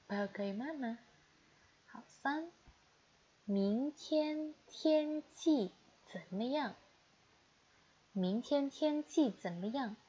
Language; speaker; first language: Chinese; non-native, fluent; Indonesian